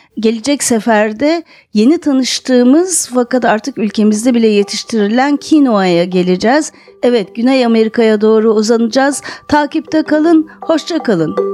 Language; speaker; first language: Turkish; native; Turkish